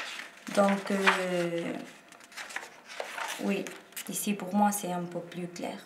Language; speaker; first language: French; non-native, learner; Korean